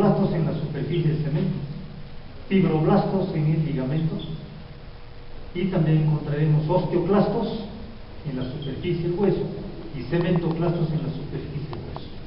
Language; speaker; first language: Spanish; native; Spanish